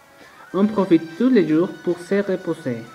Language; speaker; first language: French; non-native, learner; Spanish